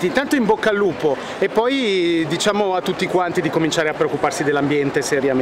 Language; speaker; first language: Italian; native; Italian